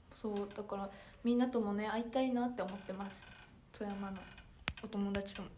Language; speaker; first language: Japanese; native; Japanese